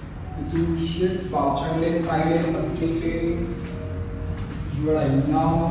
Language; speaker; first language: Vietnamese; non-native, learner; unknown